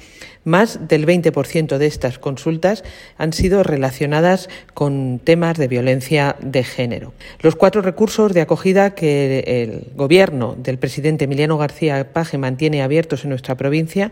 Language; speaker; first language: Spanish; native; Spanish